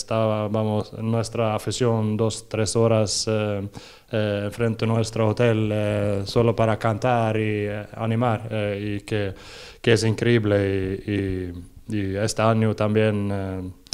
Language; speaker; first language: Spanish; non-native, learner; Norwegian